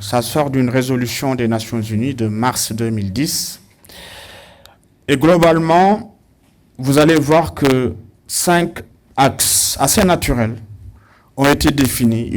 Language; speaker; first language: French; non-native, local second language; Wolof